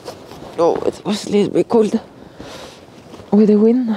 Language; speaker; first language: English; non-native, learner; Norwegian